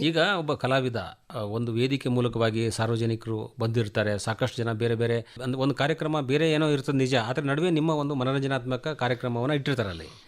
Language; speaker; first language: Kannada; native; Kannada